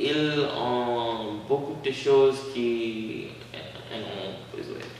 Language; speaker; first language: French; non-native, learner; English